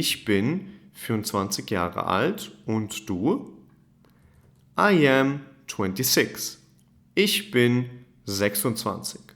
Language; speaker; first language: German; non-native, fluent; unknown